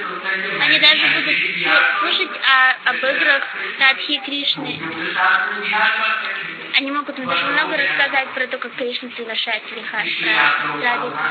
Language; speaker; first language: Russian; native; Russian